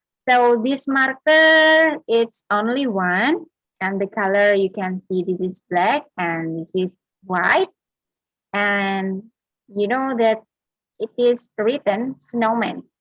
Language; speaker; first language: English; non-native, fluent; Indonesian